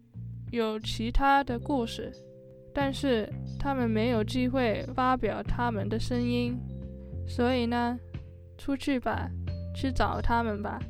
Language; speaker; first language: Chinese; early bilingual, heritage; Chinese